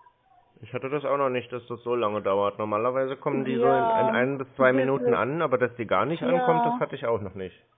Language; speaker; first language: German; native; German